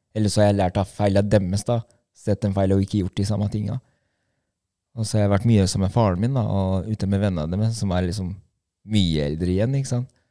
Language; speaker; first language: Norwegian; early bilingual, other home language; Albanian